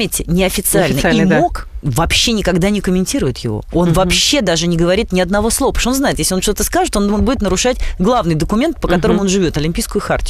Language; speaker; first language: Russian; native; Russian